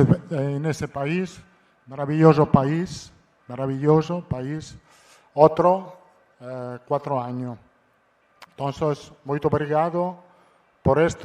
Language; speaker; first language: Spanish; non-native, fluent; Italian